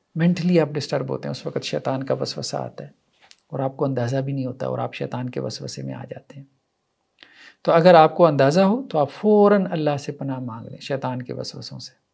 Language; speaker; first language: Urdu; native; Urdu